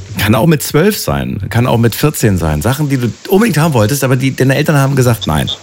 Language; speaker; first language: German; native; German